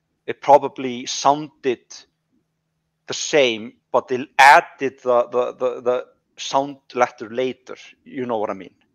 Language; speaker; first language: English; non-native, fluent; Icelandic